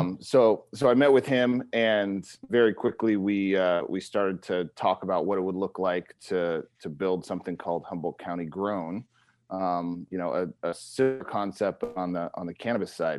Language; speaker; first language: English; native; English